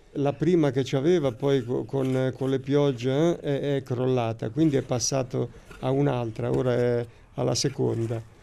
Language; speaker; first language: Italian; native; Italian